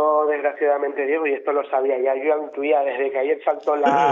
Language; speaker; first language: Spanish; native; Spanish